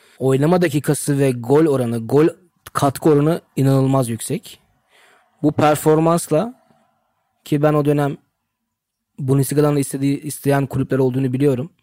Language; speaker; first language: Turkish; early bilingual, heritage; Turkish